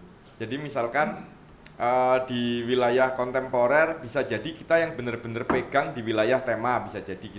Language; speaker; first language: Indonesian; non-native, local second language; Javanese